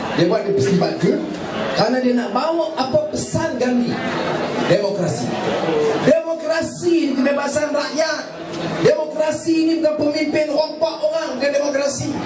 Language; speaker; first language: Malay; native; Malay